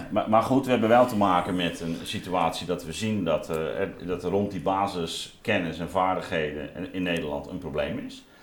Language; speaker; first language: Dutch; native; Dutch